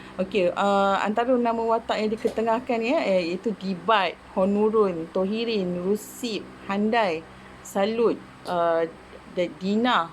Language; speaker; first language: Malay; native; Malay